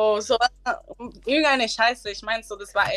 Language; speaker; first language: German; non-native, learner; Spanish